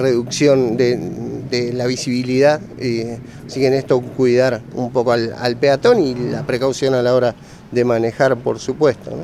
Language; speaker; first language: Spanish; native; Spanish